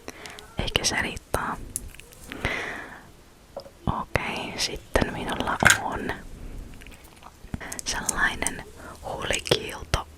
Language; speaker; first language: Finnish; non-native, fluent; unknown